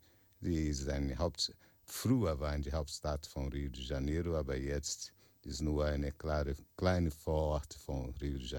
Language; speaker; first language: German; non-native, learner; Portuguese